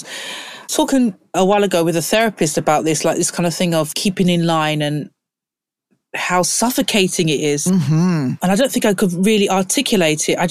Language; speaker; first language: English; native; English